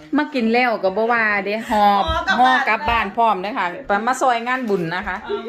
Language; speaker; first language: Thai; native; Thai